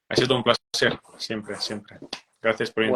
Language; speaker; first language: Spanish; non-native, fluent; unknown